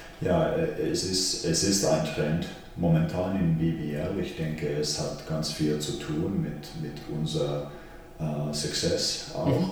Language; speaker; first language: German; non-native, fluent; Finnish